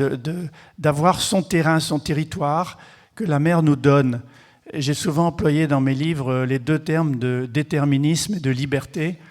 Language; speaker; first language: French; native; French